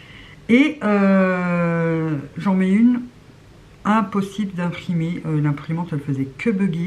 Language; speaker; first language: French; native; French